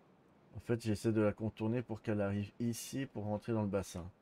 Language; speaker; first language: French; native; French